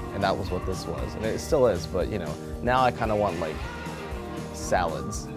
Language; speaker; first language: English; native; English